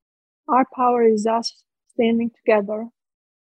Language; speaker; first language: English; non-native, fluent; Croatian